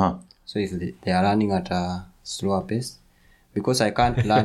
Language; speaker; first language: English; non-native, local second language; Kikuyu